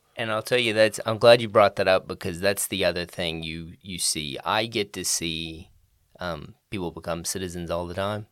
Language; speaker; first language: English; native; English